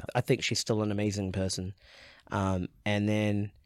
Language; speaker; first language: English; native; English